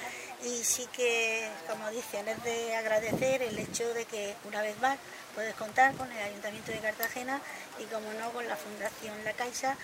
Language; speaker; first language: Spanish; native; Spanish